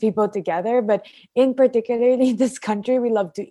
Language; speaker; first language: English; non-native, local second language; Filipino